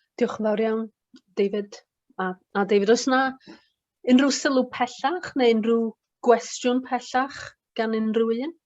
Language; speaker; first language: Welsh; native; Welsh